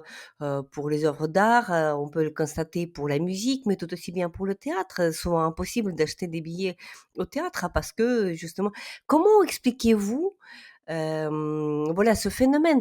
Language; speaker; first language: French; non-native, fluent; Ukrainian